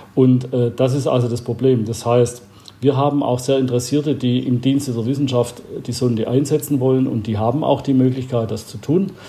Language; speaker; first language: German; native; German